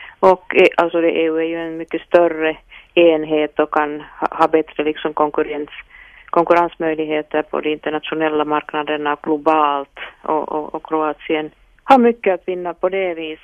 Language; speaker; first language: Swedish; non-native, local second language; Finnish